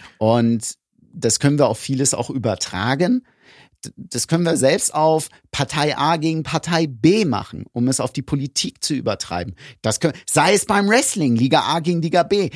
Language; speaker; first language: German; early bilingual, other home language; Greek